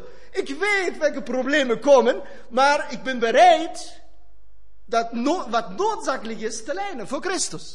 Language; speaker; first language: Dutch; non-native, fluent; German